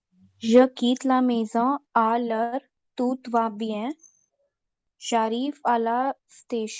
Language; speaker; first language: French; non-native, learner; Hindi